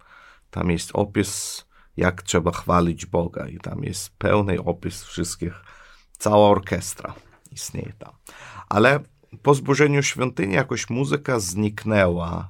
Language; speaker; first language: Polish; non-native, fluent; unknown